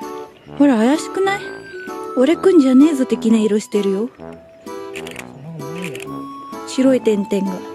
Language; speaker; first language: Japanese; non-native, learner; Indonesian